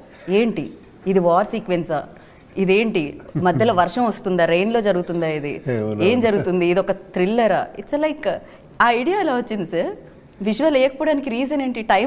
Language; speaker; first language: Telugu; native; Telugu